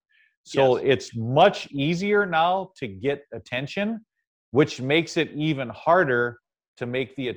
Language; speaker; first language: English; native; English